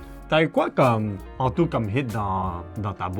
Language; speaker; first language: French; native; French